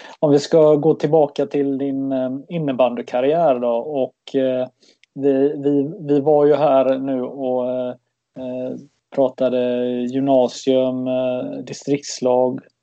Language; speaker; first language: Swedish; native; Swedish